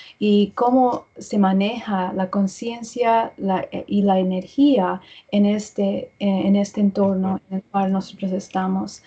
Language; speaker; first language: Spanish; early bilingual, heritage; English